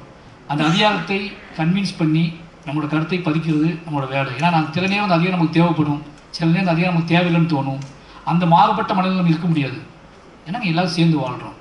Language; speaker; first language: Tamil; native; Tamil